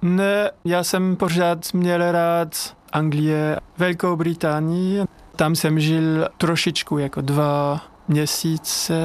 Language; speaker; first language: Czech; non-native, fluent; French